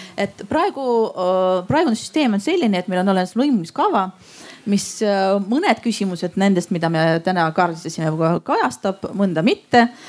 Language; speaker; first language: Estonian; non-native, local second language; Russian